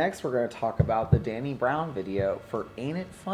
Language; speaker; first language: English; native; English